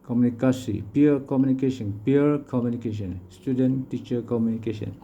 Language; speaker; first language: English; non-native, local second language; Malay